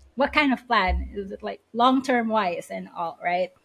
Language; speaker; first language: English; non-native, local second language; Filipino